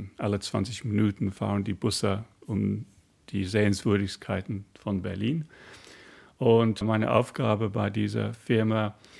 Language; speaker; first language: German; non-native, fluent; English